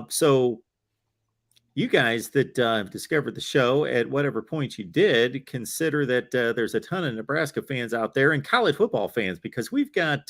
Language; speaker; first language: English; native; English